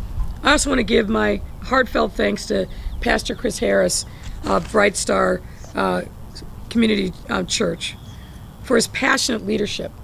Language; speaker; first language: English; native; English